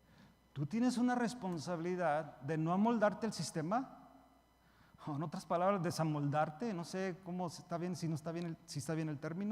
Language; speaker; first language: Spanish; early bilingual, heritage; Spanish